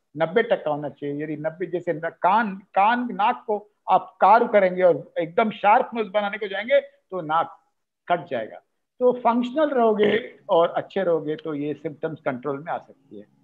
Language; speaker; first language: Hindi; non-native, local second language; Marathi